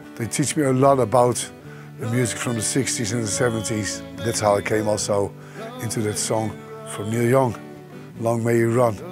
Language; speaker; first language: English; non-native, fluent; Dutch